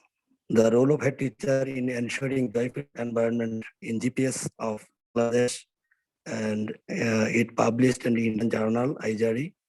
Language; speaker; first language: English; non-native, learner; Bangla